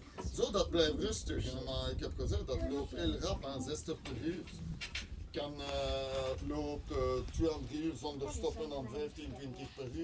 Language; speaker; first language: Dutch; non-native, learner; French